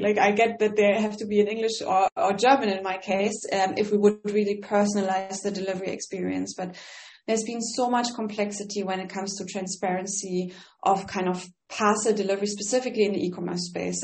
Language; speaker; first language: English; non-native, fluent; German